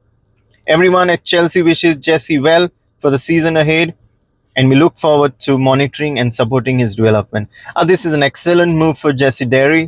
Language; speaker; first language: English; non-native, local second language; Konkani